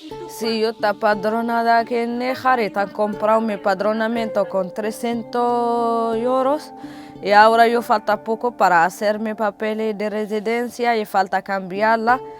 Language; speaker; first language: Spanish; non-native, learner; Arabic